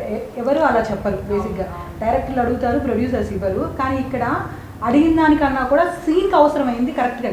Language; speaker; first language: Telugu; native; Telugu